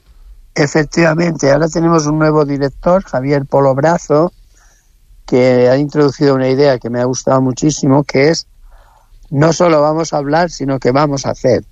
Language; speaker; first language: Spanish; native; Spanish